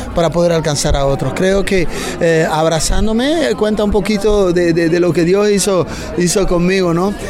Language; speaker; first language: Spanish; native; Spanish